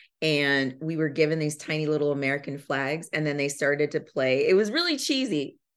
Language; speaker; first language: English; early bilingual, other home language; Lingala